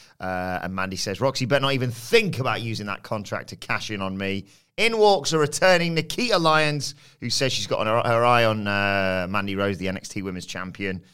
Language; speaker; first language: English; native; English